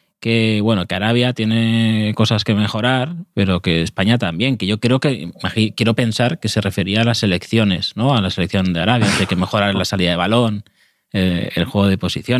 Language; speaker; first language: Spanish; native; Spanish